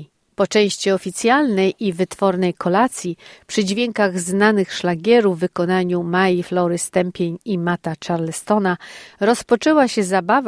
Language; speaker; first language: Polish; native; Polish